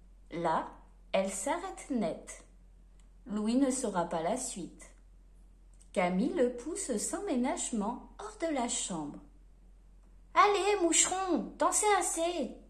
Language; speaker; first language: French; native; French